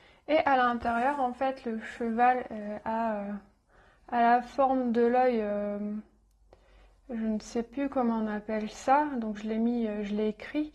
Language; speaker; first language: French; native; French